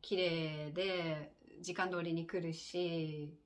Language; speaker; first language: Japanese; non-native, fluent; English